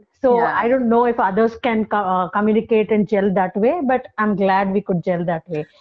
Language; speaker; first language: English; non-native, local second language; Telugu